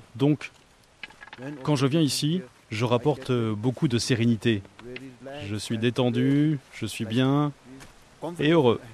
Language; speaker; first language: French; non-native, fluent; Chinese